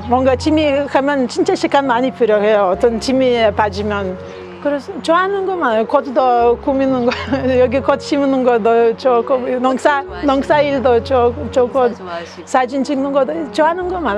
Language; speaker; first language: Korean; non-native, learner; Lithuanian